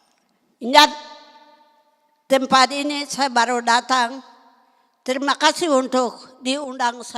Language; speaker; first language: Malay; non-native, local second language; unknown